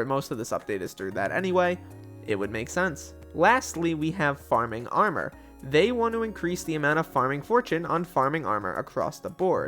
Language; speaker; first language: English; native; English